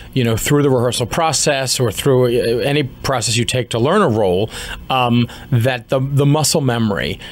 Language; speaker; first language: English; native; English